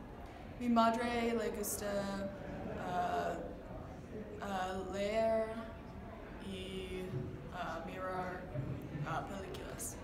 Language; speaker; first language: Spanish; non-native, learner; English